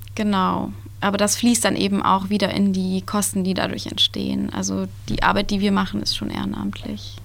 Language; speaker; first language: German; native; German